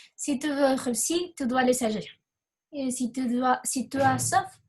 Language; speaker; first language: French; non-native, learner; Spanish